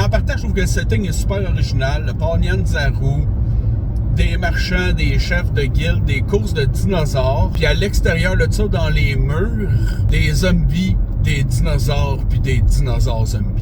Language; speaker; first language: French; native; French